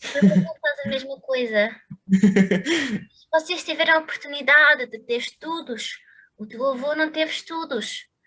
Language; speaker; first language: Portuguese; native; Portuguese